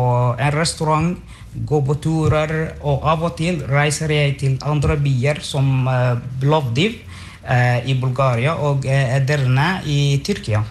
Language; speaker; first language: Norwegian; non-native, fluent; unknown